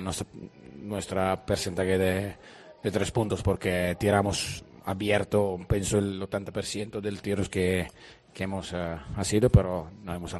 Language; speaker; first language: Spanish; non-native, fluent; Italian